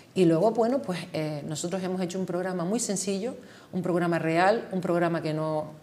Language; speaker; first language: Spanish; native; Spanish